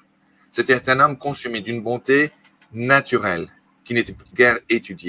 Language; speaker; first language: French; native; French